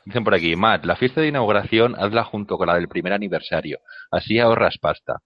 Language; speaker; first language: Spanish; native; Spanish